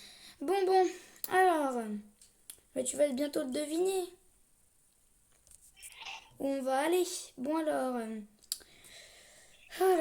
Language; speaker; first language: French; native; French